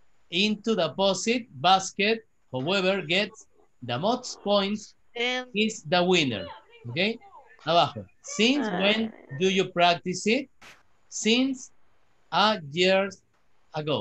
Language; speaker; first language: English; non-native, fluent; Spanish